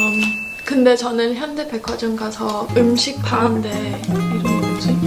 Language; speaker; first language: Korean; early bilingual, heritage; English